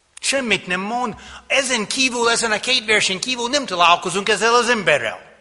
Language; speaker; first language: Hungarian; non-native, fluent; English